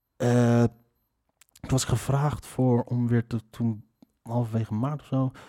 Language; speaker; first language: Dutch; early bilingual, other home language; Riffian